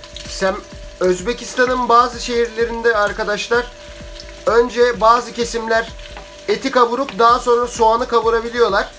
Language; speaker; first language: Turkish; native; Turkish